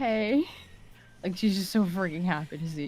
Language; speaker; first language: English; native; English